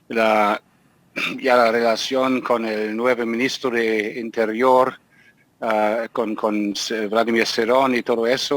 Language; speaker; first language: Spanish; non-native, fluent; German